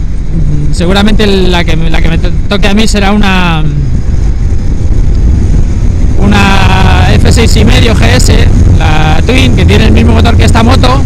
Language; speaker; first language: Spanish; native; Spanish